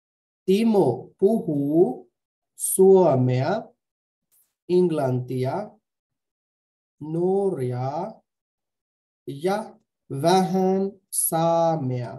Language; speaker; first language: Finnish; non-native, fluent; Burmese